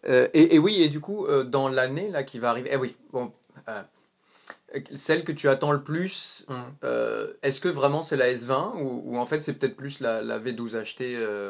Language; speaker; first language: French; native; French